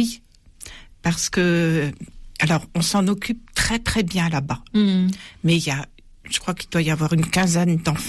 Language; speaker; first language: French; native; French